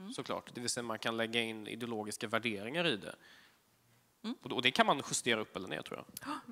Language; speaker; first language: Swedish; early bilingual, other home language; Polish